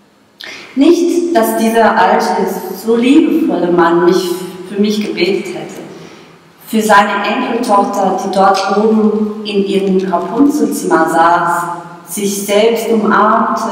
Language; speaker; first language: German; non-native, fluent; Bosnian